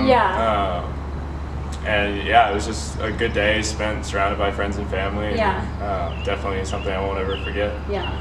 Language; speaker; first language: English; native; English